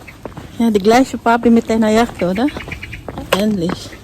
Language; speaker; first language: German; non-native, learner; Cebuano